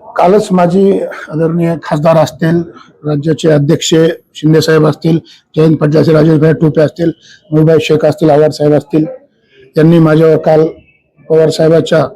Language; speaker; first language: Marathi; native; Marathi